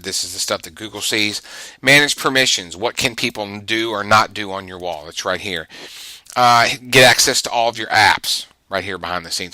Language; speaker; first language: English; native; English